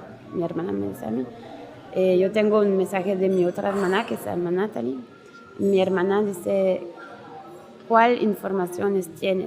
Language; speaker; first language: Spanish; non-native, learner; French